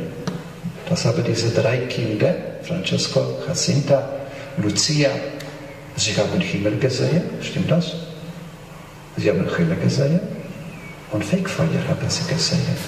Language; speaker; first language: German; non-native, fluent; Polish